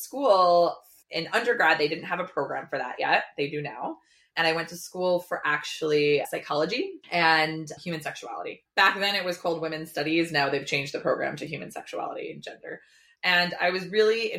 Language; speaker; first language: English; native; English